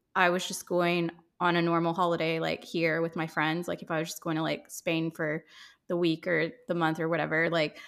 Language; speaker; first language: English; native; English